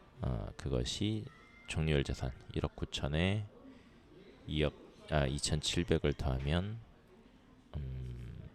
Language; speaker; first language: Korean; native; Korean